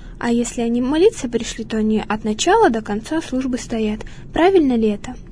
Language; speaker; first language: Russian; native; Russian